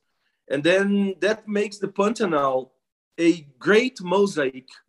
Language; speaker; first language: English; non-native, fluent; Portuguese